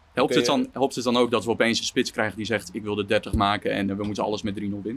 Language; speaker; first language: Dutch; native; Dutch